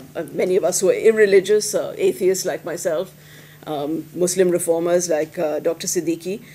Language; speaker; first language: English; non-native, local second language; Hindi